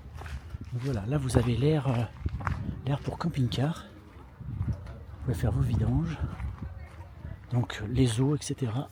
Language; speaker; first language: French; native; French